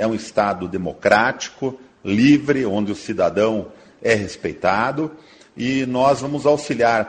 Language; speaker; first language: Portuguese; native; Portuguese